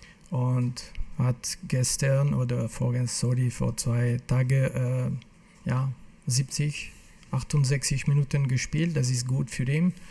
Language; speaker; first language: German; non-native, fluent; French